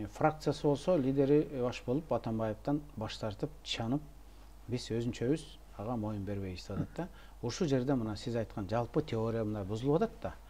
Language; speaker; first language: Kyrgyz; native; Kyrgyz